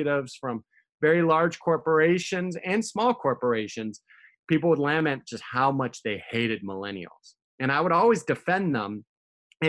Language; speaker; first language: English; native; English